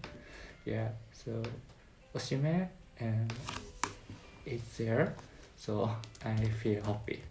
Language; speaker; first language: English; non-native, learner; Japanese